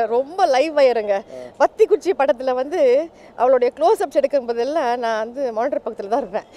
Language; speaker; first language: Tamil; early bilingual, other home language; English